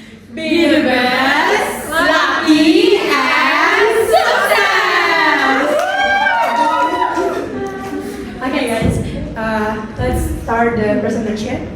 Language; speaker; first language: English; non-native, learner; Indonesian